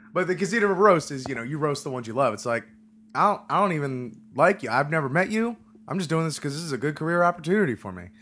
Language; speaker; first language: English; native; English